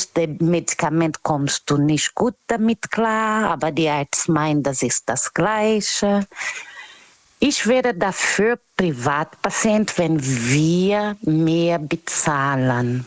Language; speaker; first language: German; non-native, learner; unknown